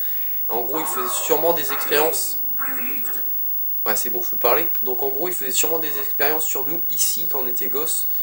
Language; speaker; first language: French; native; French